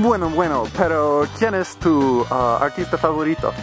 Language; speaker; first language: Spanish; non-native, learner; English